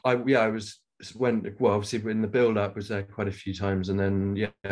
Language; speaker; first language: English; native; English